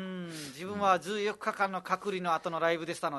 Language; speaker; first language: Japanese; non-native, fluent; Nepali